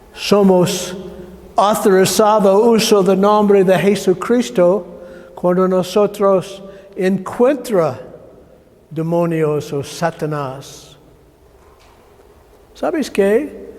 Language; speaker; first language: Spanish; non-native, learner; English